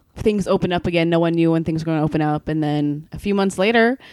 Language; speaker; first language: English; non-native, fluent; Swedish